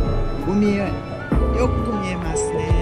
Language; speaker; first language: Japanese; non-native, learner; Nepali